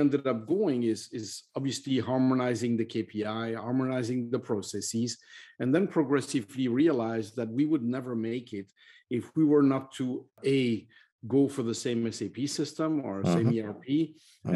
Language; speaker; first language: English; non-native, fluent; French